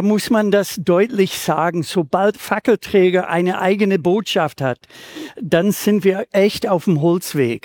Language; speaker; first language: German; non-native, fluent; English